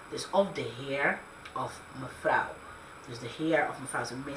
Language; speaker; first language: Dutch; early bilingual, other home language; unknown